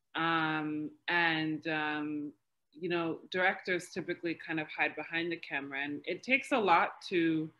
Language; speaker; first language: English; native; English